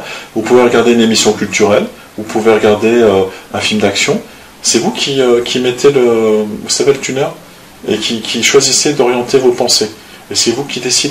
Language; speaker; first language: French; native; French